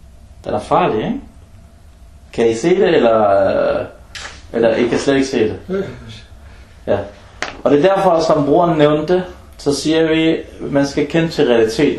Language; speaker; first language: Danish; early bilingual, other home language; Arabic